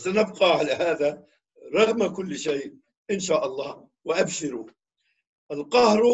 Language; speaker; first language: Arabic; native; Arabic